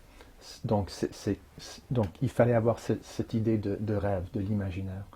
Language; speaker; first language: French; non-native, fluent; English